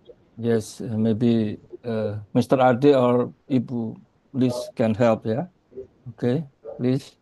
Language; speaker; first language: English; non-native, learner; Indonesian